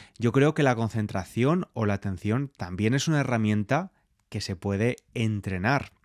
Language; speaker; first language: Spanish; native; Spanish